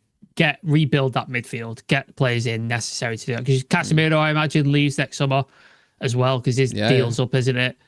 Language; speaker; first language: English; native; English